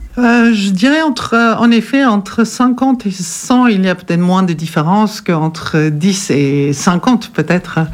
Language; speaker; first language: French; non-native, fluent; German